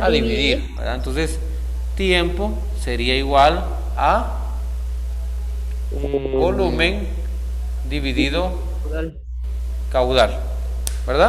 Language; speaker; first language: Spanish; native; Spanish